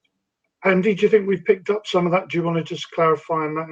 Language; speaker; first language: English; native; English